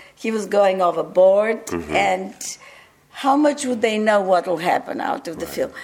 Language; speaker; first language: English; early bilingual, other home language; Bulgarian